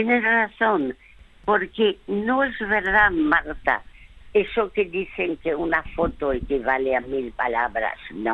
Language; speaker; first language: Spanish; early bilingual, other home language; French